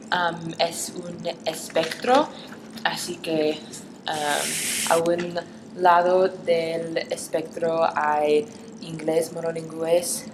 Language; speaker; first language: Spanish; non-native, learner; English